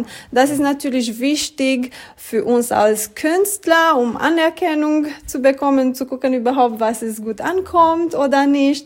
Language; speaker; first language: German; non-native, fluent; Romanian